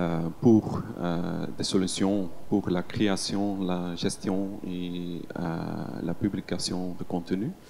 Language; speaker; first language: French; non-native, local second language; Dutch